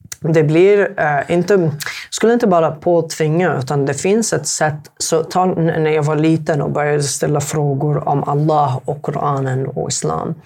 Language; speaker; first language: Swedish; non-native, fluent; Arabic